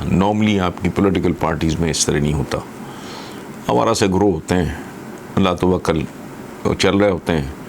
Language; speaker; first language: Urdu; non-native, local second language; Punjabi